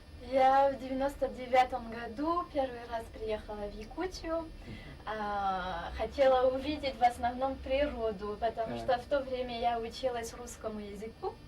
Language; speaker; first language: Russian; non-native, fluent; French